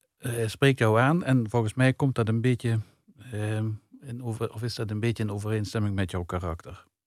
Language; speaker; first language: Dutch; native; Dutch